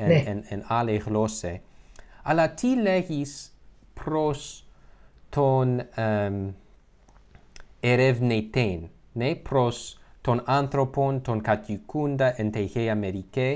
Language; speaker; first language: Greek; non-native, learner; English